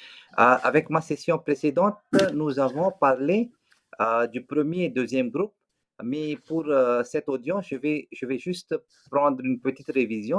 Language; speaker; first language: French; non-native, fluent; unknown